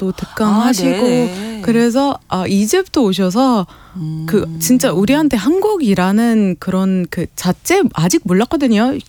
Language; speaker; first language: Korean; non-native, fluent; Arabic